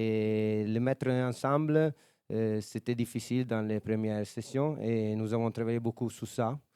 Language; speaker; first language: French; non-native, learner; Italian